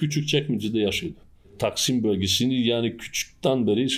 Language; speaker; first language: Turkish; non-native, fluent; Bosnian